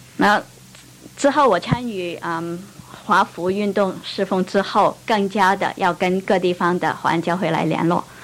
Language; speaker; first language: Chinese; non-native, local second language; Cantonese